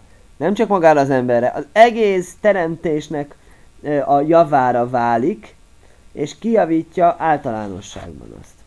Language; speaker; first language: Hungarian; native; Hungarian